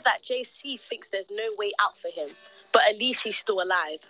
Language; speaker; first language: English; native; English